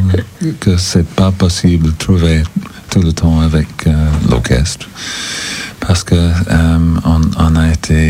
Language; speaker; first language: French; non-native, learner; English